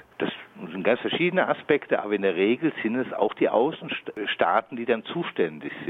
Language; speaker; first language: German; native; German